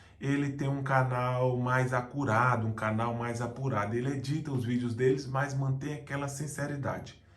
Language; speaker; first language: Portuguese; native; Portuguese